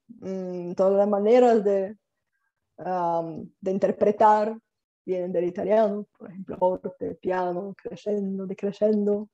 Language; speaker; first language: Spanish; non-native, fluent; Bulgarian